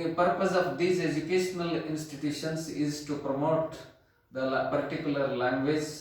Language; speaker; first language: English; non-native, local second language; Kannada